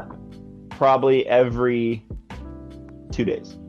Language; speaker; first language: English; native; English